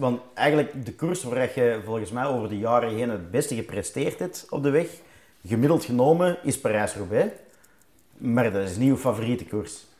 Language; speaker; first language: Dutch; native; Dutch